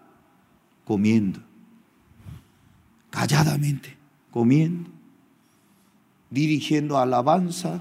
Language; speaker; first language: Spanish; non-native, fluent; Korean